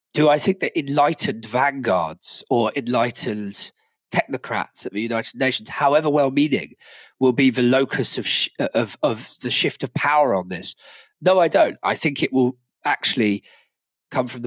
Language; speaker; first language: English; native; English